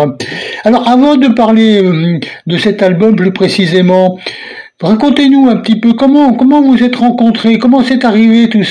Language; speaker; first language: French; native; French